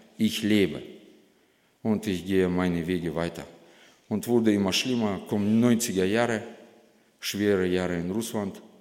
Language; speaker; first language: German; non-native, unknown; Russian